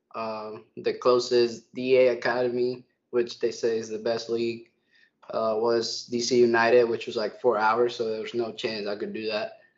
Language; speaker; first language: English; early bilingual, other home language; Spanish